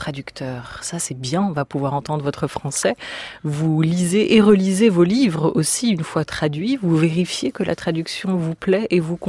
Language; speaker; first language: French; native; French